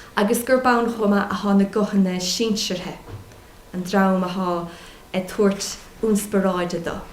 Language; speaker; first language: Irish; non-native, local second language; English